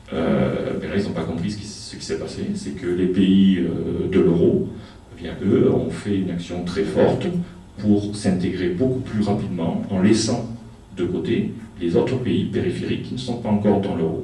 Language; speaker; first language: French; native; French